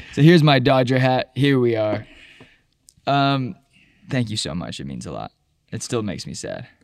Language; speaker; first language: English; native; English